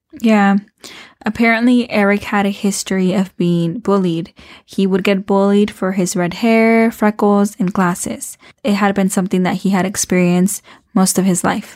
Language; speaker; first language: English; early bilingual, other home language; Spanish